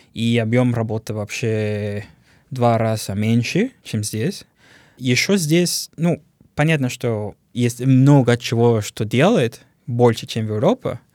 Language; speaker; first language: Russian; non-native, learner; Spanish